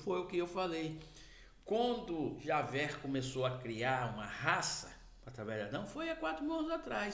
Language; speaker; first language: Portuguese; native; Portuguese